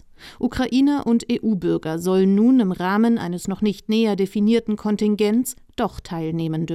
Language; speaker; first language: German; native; German